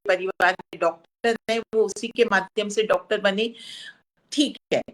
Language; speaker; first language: Hindi; native; Hindi